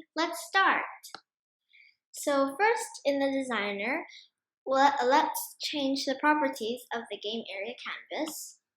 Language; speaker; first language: English; non-native, fluent; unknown